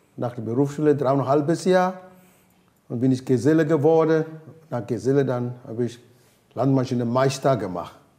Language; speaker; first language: German; non-native, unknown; Ewe